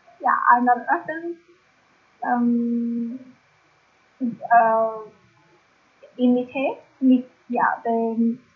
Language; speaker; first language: English; non-native, learner; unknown